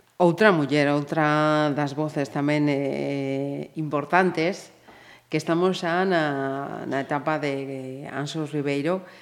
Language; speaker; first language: Galician; non-native, local second language; Spanish